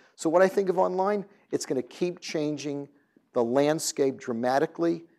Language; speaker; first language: English; native; English